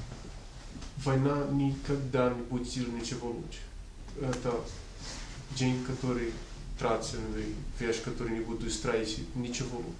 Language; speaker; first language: Russian; non-native, learner; Portuguese